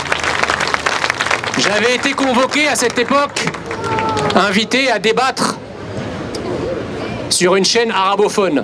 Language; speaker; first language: French; early bilingual, other home language; Arabic